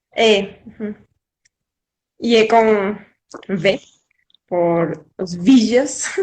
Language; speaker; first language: Portuguese; non-native, fluent; Spanish